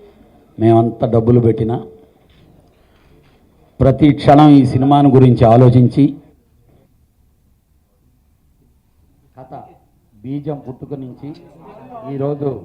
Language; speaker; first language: Telugu; native; Telugu